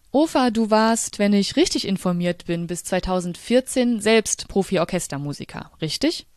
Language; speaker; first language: German; native; German